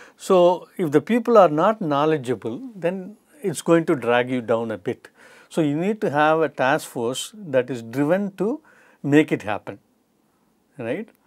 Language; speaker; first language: English; non-native, local second language; Tamil